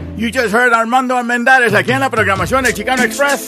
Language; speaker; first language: Spanish; early bilingual, heritage; Spanish